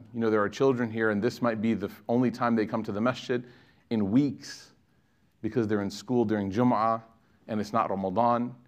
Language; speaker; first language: English; native; English